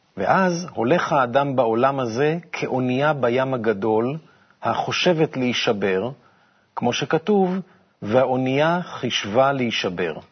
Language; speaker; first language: Hebrew; native; Hebrew